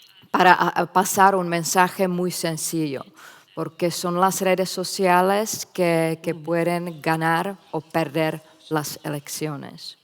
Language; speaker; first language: Spanish; non-native, fluent; Czech